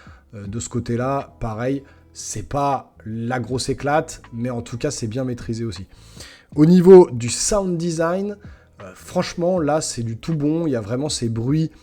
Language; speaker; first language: French; native; French